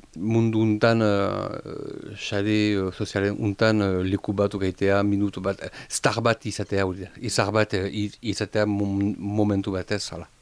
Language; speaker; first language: Basque; non-native, local second language; French